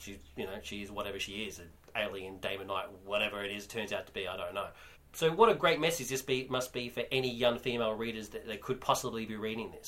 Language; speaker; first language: English; native; English